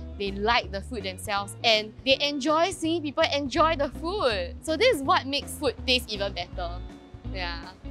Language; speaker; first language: English; native; English